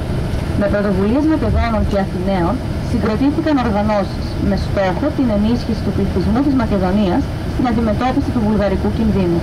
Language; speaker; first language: Greek; native; Greek